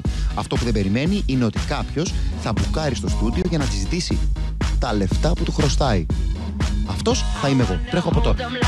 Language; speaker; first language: Greek; native; Greek